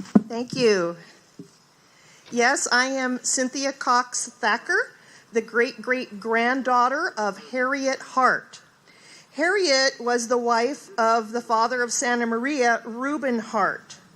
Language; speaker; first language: English; native; English